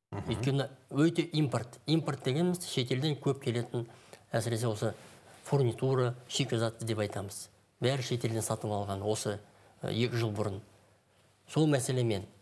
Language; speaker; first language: Kazakh; native; Kazakh